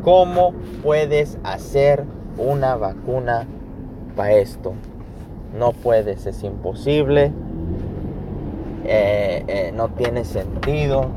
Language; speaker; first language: Spanish; early bilingual, heritage; Spanish